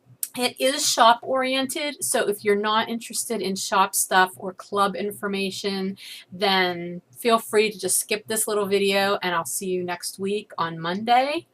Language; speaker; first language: English; native; English